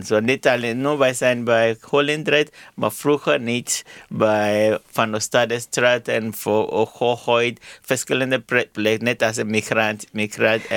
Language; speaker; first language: Dutch; non-native, learner; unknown